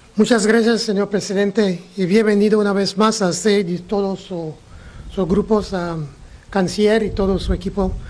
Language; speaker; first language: Spanish; non-native, local second language; English